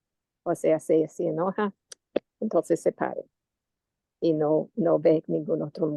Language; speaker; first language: Spanish; non-native, learner; English